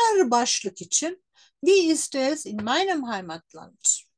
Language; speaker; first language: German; non-native, fluent; Turkish